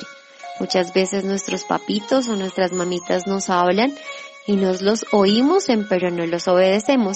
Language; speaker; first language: Spanish; native; Spanish